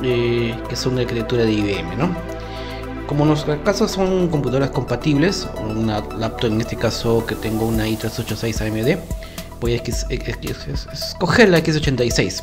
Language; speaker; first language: Spanish; native; Spanish